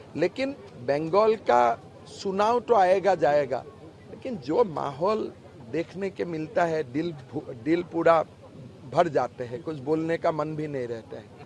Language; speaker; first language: Hindi; non-native, local second language; Assamese